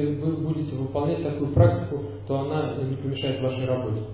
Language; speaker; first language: Russian; native; Russian